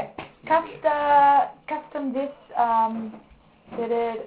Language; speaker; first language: Icelandic; non-native, learner; English